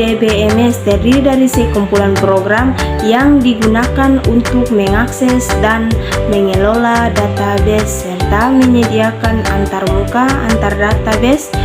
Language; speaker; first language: Indonesian; native; Indonesian